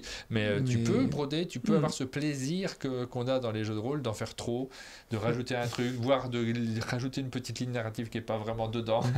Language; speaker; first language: French; native; French